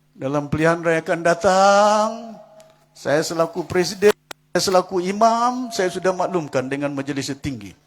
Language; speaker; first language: Malay; non-native, local second language; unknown